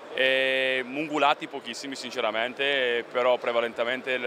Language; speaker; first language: Italian; non-native, fluent; Serbian